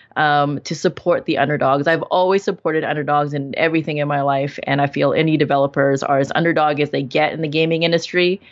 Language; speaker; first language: English; native; English